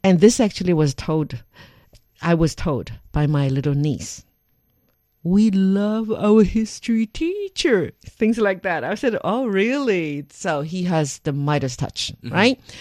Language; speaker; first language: English; non-native, fluent; Chinese